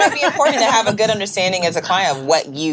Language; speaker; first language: English; native; English